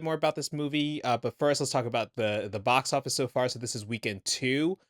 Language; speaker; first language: English; native; English